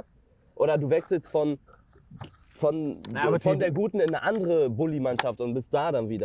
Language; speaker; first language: German; native; German